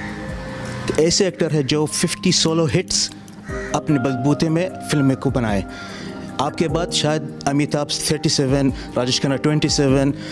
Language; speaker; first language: Hindi; non-native, learner; Arabic